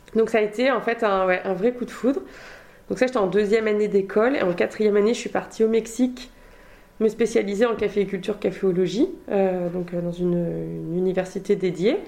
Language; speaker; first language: French; native; French